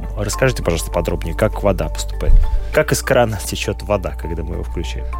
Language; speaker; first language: Russian; native; Russian